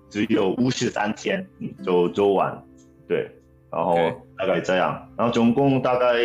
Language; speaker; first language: Chinese; non-native, fluent; Korean